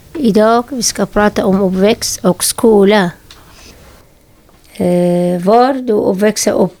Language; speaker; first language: Swedish; non-native, learner; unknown